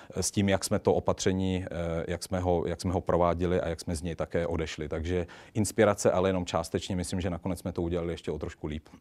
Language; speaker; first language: Czech; native; Czech